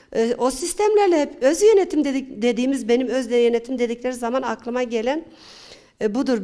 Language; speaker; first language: Turkish; non-native, local second language; Kurdish